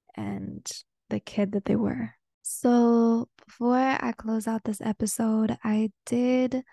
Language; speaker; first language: English; early bilingual, other home language; Spanish